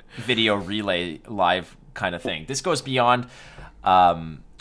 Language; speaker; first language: English; native; English